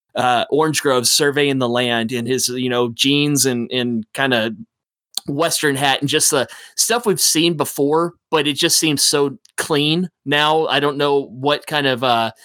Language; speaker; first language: English; native; English